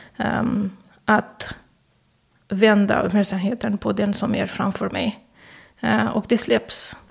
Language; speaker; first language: Swedish; non-native, fluent; Romanian